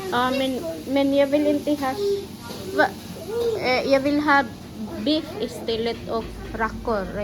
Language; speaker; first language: Swedish; non-native, learner; Cebuano